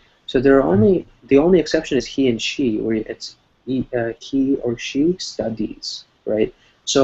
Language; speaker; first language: English; non-native, fluent; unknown